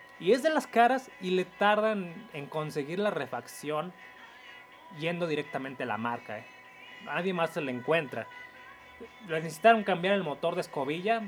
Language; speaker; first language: Spanish; native; Spanish